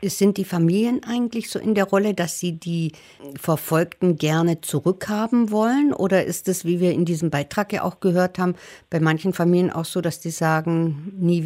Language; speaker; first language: German; native; German